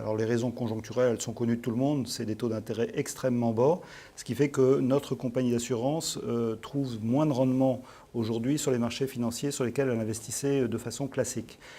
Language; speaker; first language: French; native; French